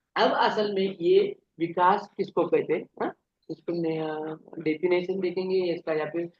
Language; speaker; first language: Hindi; non-native, local second language; Marathi